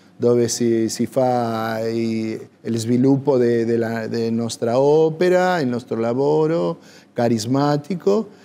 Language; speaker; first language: Italian; non-native, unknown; Spanish